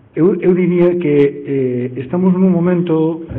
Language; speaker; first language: Spanish; non-native, local second language; Galician